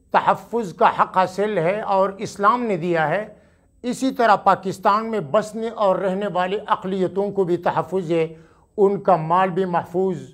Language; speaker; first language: Urdu; non-native, local second language; Pashto